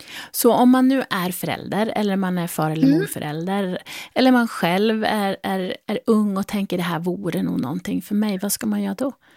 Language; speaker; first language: Swedish; native; Swedish